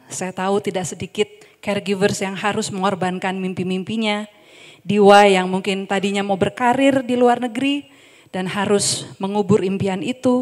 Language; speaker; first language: Indonesian; native; Indonesian